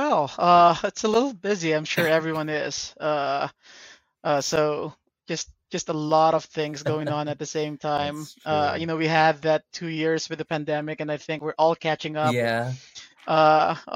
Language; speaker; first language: English; non-native, local second language; Filipino